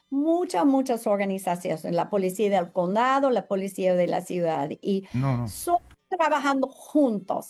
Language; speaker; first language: Spanish; non-native, fluent; English